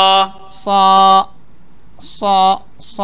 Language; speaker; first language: Arabic; non-native, fluent; Filipino